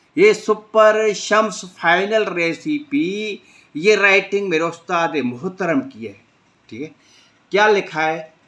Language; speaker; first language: Urdu; non-native, local second language; Sindhi